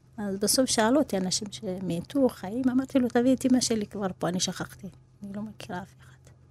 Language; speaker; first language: Hebrew; non-native, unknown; Amharic